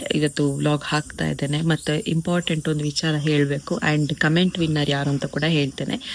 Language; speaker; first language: Kannada; non-native, local second language; Tulu